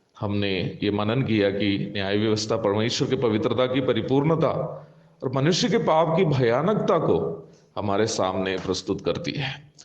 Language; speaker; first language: Hindi; non-native, local second language; Malayalam